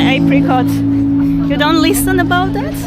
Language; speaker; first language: English; non-native, learner; Armenian